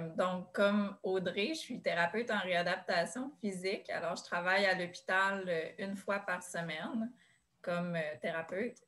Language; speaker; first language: French; native; French